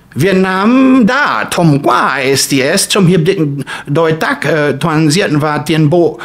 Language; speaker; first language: Vietnamese; non-native, fluent; German